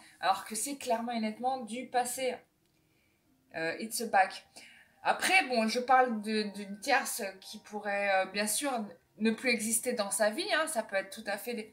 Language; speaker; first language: French; native; French